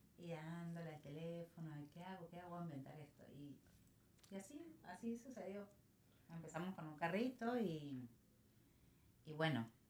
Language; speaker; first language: Spanish; native; Spanish